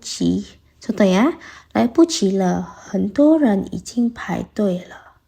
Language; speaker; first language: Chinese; non-native, fluent; Indonesian